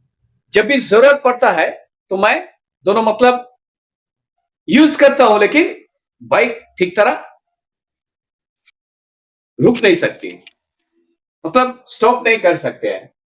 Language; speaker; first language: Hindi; non-native, local second language; Bangla